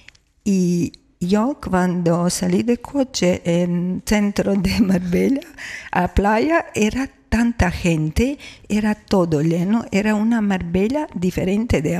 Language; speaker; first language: Spanish; non-native, fluent; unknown